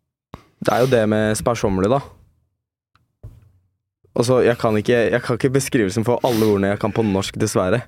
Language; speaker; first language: Norwegian; early bilingual, other home language; Turkish